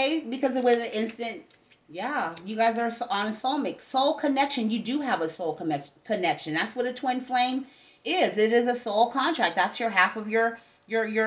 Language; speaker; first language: English; native; English